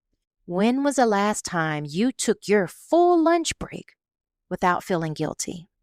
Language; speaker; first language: English; native; English